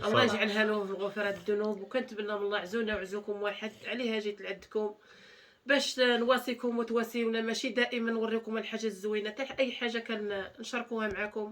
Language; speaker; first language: Arabic; native; Arabic